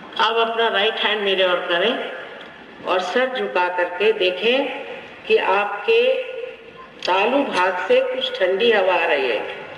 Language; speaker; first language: Hindi; non-native, local second language; Marathi